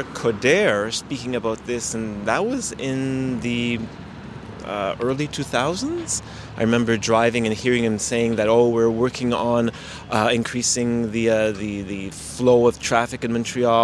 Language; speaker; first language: English; native; English